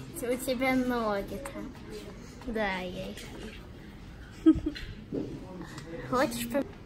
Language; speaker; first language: Russian; early bilingual, heritage; Russian